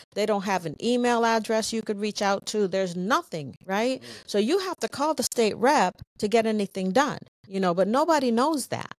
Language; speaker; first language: English; native; English